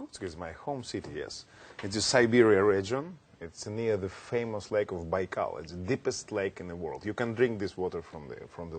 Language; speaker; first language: English; non-native, learner; Russian